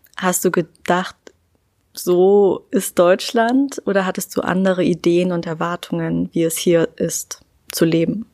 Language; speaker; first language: German; native; German